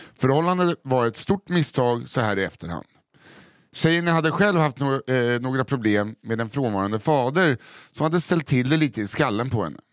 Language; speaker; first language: Swedish; native; Swedish